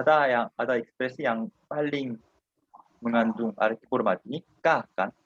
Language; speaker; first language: Indonesian; non-native, fluent; Korean